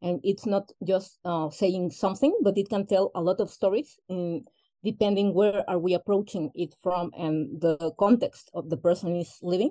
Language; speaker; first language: English; non-native, fluent; Spanish